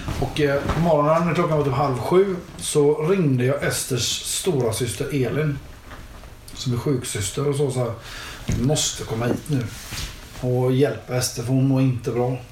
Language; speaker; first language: Swedish; native; Swedish